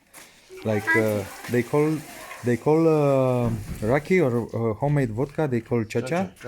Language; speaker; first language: English; non-native, learner; Romanian